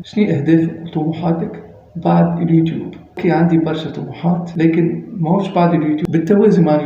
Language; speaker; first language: Arabic; native; Arabic